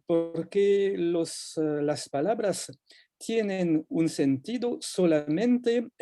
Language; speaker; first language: Spanish; non-native, fluent; French